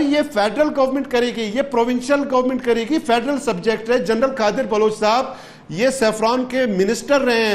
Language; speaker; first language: Urdu; non-native, local second language; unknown